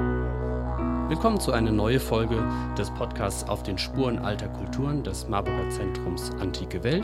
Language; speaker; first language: German; native; German